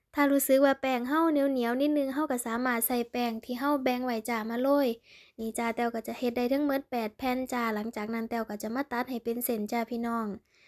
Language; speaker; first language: Thai; native; Thai